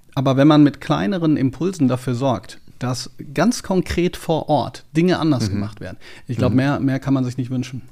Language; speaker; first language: German; native; German